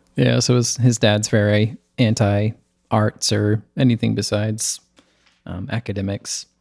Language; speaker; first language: English; native; English